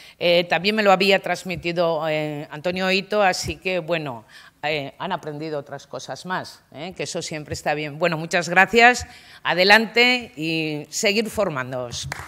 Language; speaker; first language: Spanish; native; Spanish